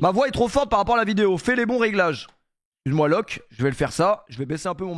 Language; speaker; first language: French; native; French